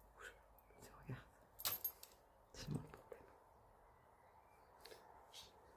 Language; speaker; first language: French; native; French